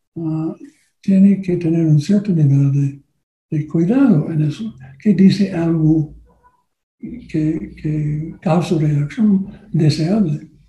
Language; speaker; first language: Spanish; non-native, learner; English